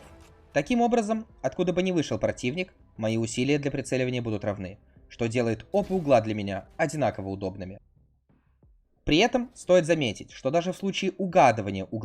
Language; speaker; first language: Russian; native; Russian